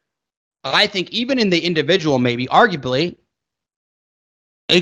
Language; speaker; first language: English; native; English